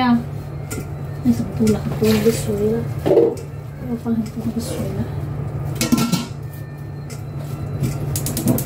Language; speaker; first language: Chinese; non-native, learner; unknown